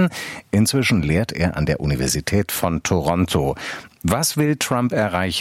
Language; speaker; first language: German; native; German